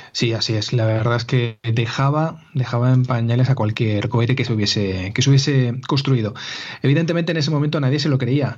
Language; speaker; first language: Spanish; native; Spanish